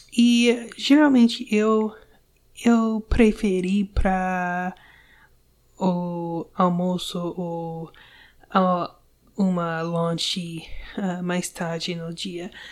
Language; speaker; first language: Portuguese; non-native, learner; English